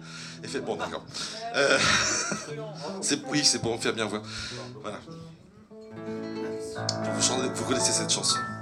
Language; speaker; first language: French; native; French